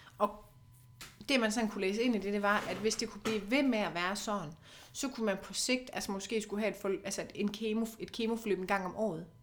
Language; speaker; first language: Danish; native; Danish